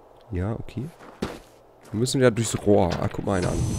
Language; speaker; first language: German; native; German